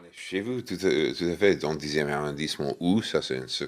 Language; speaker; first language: French; non-native, fluent; English